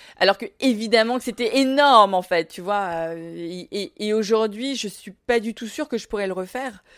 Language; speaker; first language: French; early bilingual, other home language; Vietnamese